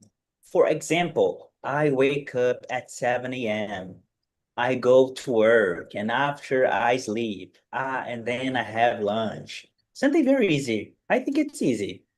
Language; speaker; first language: English; non-native, fluent; Portuguese